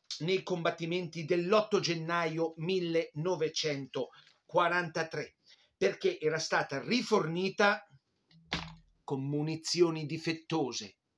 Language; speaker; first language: Italian; native; Italian